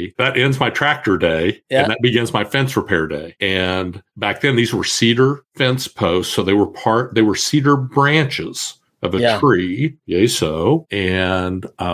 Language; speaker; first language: English; native; English